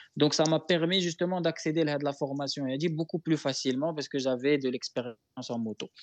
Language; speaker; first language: French; non-native, local second language; Arabic